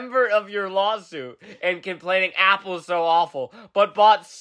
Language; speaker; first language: English; native; English